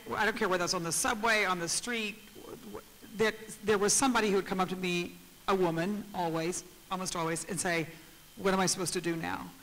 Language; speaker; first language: English; native; English